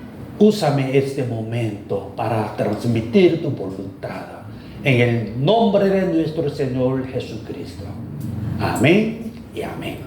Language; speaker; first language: Spanish; non-native, fluent; Korean